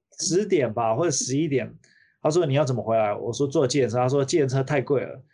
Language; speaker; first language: Chinese; early bilingual, heritage; Chinese